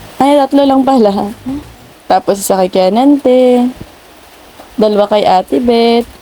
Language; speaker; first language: Filipino; non-native, local second language; Bikol